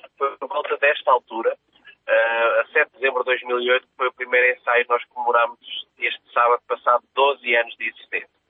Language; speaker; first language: Portuguese; native; Portuguese